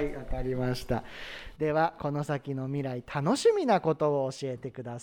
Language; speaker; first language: Japanese; native; Japanese